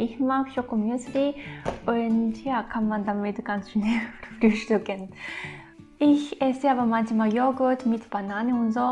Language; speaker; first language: German; non-native, fluent; Japanese